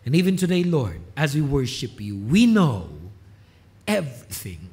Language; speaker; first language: English; non-native, local second language; Filipino